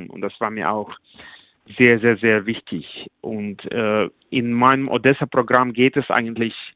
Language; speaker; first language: German; non-native, fluent; Russian